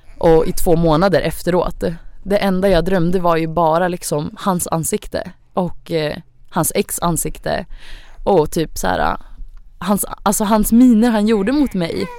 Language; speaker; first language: Swedish; early bilingual, other home language; Thai